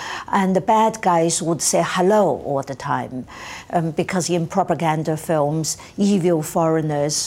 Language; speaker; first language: English; non-native, fluent; Chinese